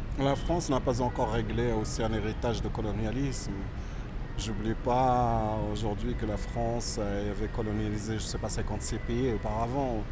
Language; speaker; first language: French; non-native, local second language; Berber languages